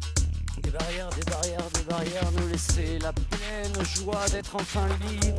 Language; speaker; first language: French; native; French